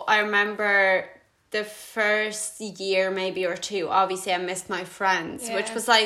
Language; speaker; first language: English; early bilingual, other home language; Latvian